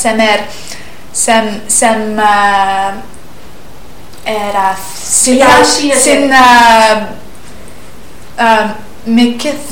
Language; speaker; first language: Icelandic; non-native, learner; English